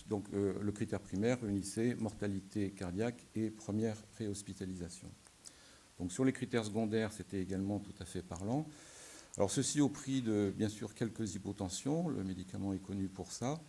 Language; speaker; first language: French; native; French